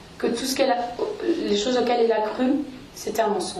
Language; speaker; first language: French; native; French